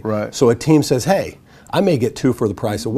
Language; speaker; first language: English; native; English